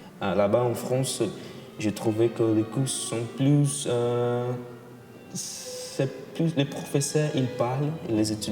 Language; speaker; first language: French; non-native, fluent; Portuguese